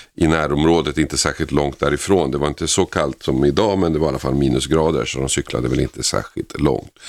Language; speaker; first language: Swedish; native; Swedish